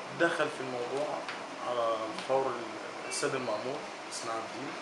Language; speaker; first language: Arabic; native; Arabic